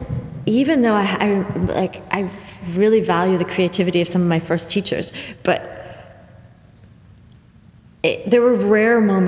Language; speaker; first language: English; native; English